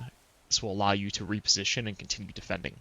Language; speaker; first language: English; native; English